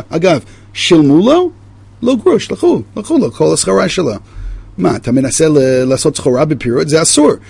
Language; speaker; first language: Hebrew; non-native, fluent; English